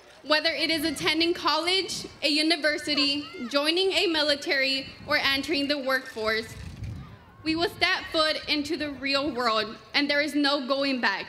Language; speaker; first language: English; early bilingual, other home language; Spanish